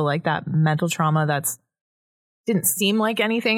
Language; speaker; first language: English; native; English